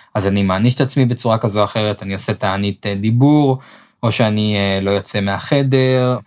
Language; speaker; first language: Hebrew; native; Hebrew